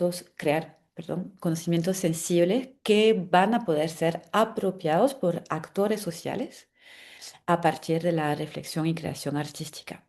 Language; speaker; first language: Spanish; non-native, fluent; French